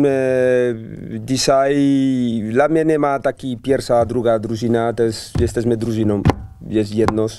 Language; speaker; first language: Polish; non-native, learner; Spanish